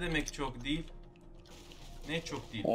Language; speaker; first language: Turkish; non-native, learner; Arabic